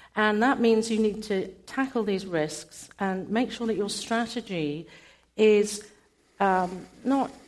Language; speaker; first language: English; native; English